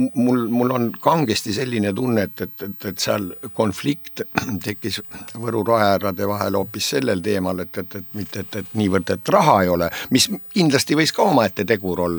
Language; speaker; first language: Estonian; native; Estonian